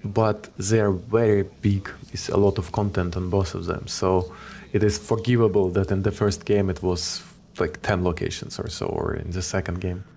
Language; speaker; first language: English; non-native, fluent; Ukrainian